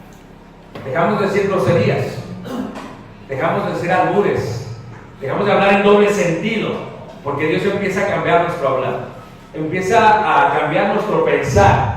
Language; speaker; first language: Spanish; early bilingual, heritage; Spanish